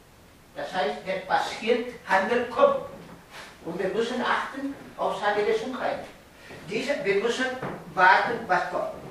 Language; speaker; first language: German; non-native, fluent; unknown